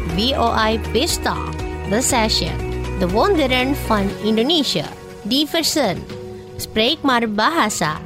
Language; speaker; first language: Dutch; non-native, fluent; Indonesian